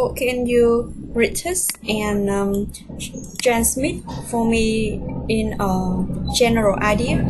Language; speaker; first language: English; non-native, fluent; Vietnamese